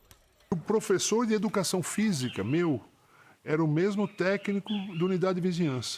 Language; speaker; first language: Portuguese; native; Portuguese